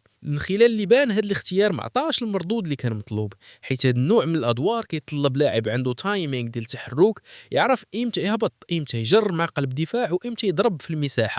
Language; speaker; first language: Arabic; native; Arabic